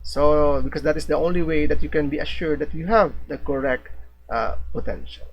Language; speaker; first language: English; non-native, local second language; Filipino